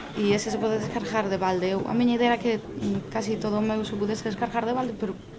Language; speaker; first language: Galician; native; Galician